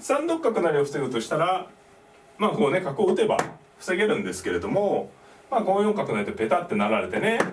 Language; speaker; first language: Japanese; native; Japanese